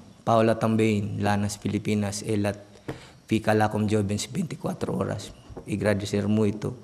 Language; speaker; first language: Portuguese; non-native, learner; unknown